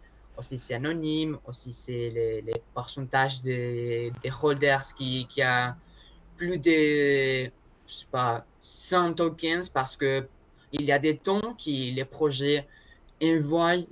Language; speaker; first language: French; non-native, learner; Spanish